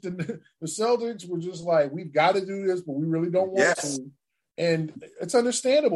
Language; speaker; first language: English; native; English